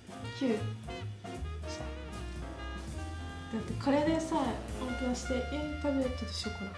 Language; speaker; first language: Japanese; native; Japanese